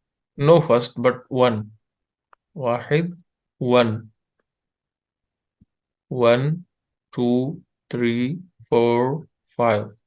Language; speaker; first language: English; non-native, fluent; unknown